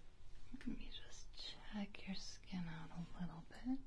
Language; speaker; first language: English; native; English